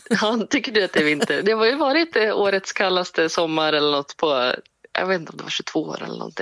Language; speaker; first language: Swedish; native; Swedish